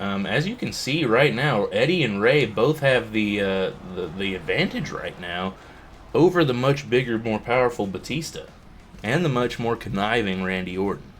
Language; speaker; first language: English; native; English